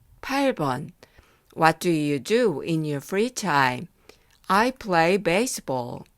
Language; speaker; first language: English; non-native, fluent; Korean